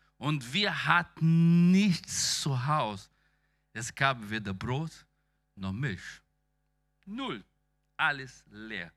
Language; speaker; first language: German; non-native, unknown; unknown